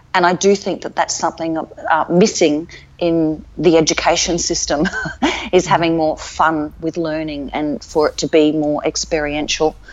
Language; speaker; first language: English; native; English